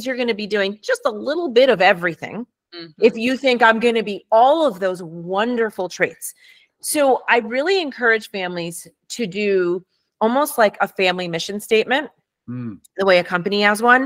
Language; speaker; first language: English; early bilingual, other home language; Spanish